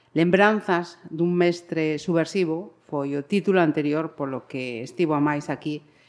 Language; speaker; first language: Galician; non-native, local second language; Spanish